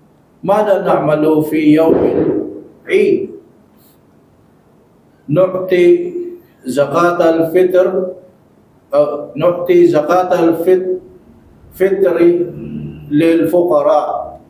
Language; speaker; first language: Arabic; non-native, learner; Filipino